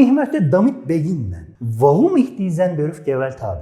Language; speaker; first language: German; non-native, fluent; Turkish